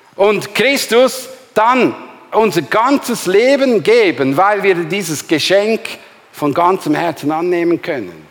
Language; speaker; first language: German; native; German